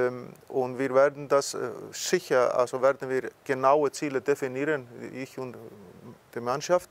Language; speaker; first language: German; non-native, fluent; Icelandic